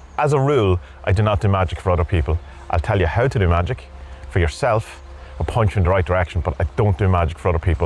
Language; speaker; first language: English; native; English